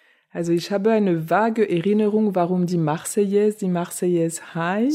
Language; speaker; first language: German; non-native, fluent; French